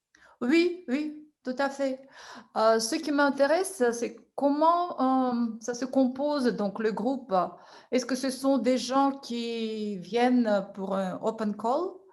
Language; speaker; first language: French; non-native, fluent; Russian